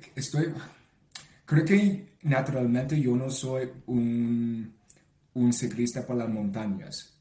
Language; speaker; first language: Spanish; non-native, learner; English